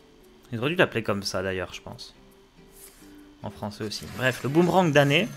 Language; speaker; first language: French; native; French